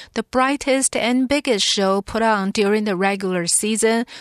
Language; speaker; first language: English; non-native, fluent; Chinese